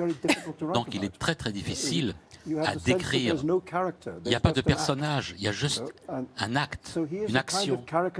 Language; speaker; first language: French; non-native, fluent; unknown